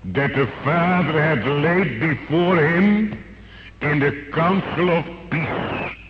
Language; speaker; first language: English; non-native, fluent; Dutch